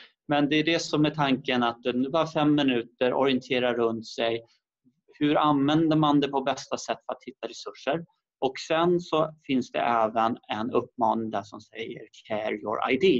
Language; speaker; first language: Swedish; native; Swedish